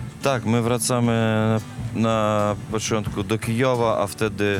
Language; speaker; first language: Polish; non-native, learner; Ukrainian